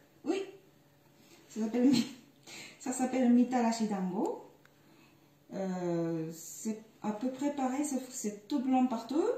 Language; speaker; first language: French; non-native, fluent; Japanese